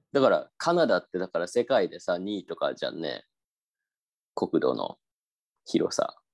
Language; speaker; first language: Japanese; native; Japanese